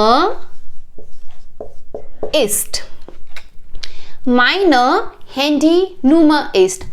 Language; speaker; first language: German; non-native, fluent; Hindi